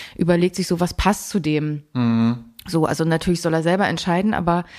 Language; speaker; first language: German; native; German